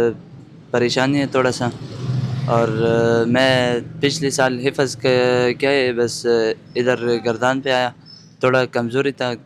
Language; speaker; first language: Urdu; non-native, local second language; Pashto